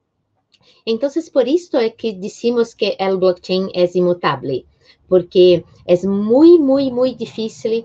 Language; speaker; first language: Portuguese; non-native, fluent; Spanish